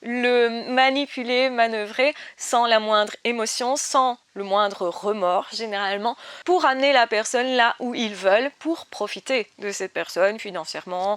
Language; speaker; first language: French; native; French